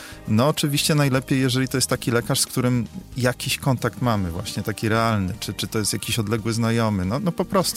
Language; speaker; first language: Polish; native; Polish